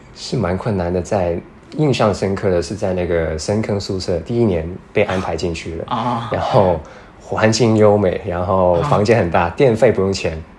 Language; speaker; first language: Chinese; non-native, fluent; Cantonese